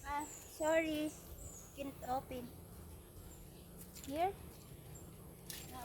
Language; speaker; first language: English; non-native, learner; Filipino